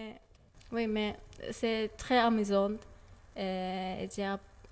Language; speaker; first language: French; non-native, learner; Japanese